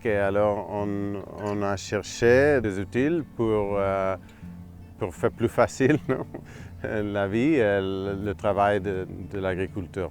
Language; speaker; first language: French; non-native, fluent; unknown